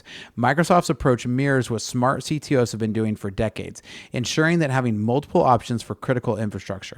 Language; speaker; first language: English; native; English